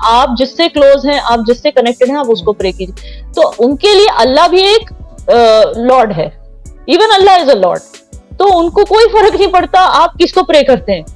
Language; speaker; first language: Hindi; non-native, local second language; Kashmiri